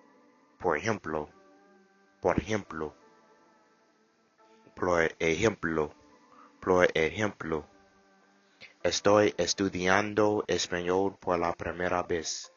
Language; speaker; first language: Spanish; non-native, learner; English